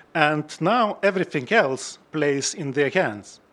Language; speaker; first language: English; non-native, fluent; Lithuanian